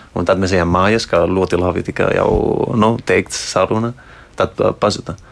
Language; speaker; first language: Latvian; non-native, fluent; Spanish